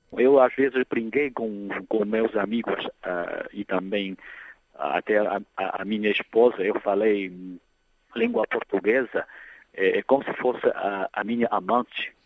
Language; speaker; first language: Portuguese; non-native, fluent; Chinese